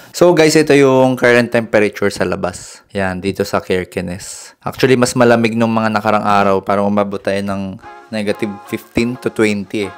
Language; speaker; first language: Filipino; native; Filipino